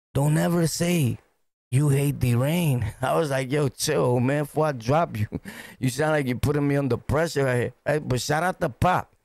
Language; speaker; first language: English; early bilingual, other home language; Spanish